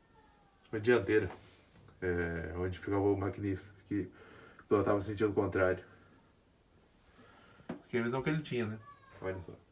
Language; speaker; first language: Portuguese; native; Portuguese